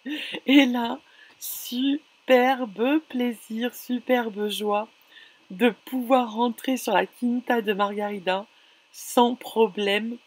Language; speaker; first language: French; native; French